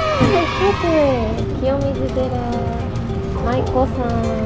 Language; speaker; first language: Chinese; non-native, fluent; Japanese